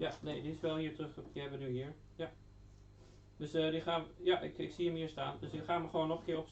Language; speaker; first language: Dutch; native; Dutch